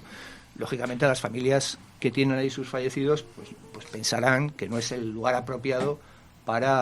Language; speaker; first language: Spanish; native; Spanish